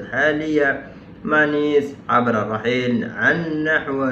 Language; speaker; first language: Arabic; native; Arabic